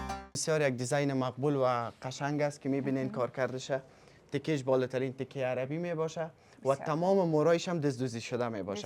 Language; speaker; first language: Persian; native; Persian